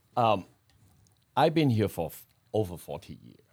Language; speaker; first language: English; non-native, fluent; Chinese